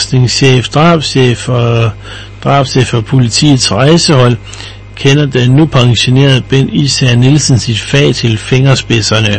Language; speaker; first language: Danish; native; Danish